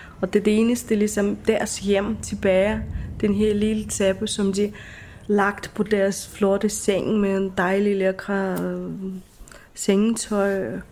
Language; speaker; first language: Danish; non-native, fluent; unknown